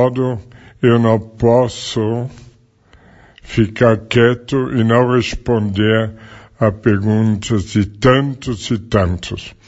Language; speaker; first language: Portuguese; non-native, fluent; German